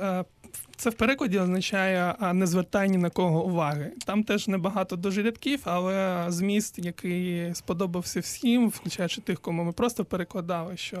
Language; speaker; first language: Ukrainian; non-native, local second language; Crimean Tatar